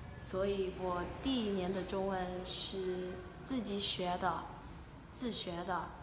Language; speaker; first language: Chinese; non-native, learner; English